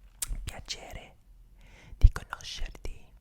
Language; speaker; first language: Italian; non-native, learner; English